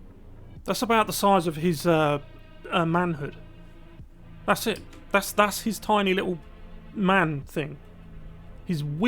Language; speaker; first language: English; native; English